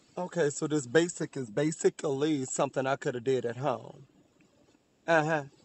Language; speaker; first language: English; native; English